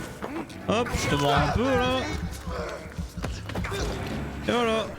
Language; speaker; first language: French; native; French